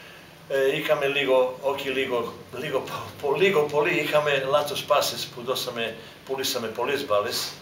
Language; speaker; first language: Greek; non-native, fluent; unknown